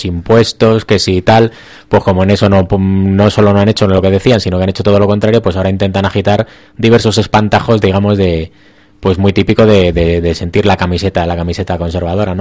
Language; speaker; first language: Spanish; native; Spanish